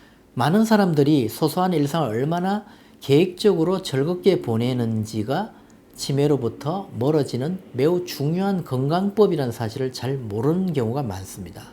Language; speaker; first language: Korean; native; Korean